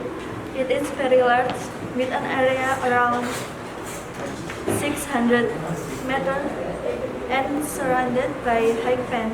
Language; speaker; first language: English; non-native, learner; Indonesian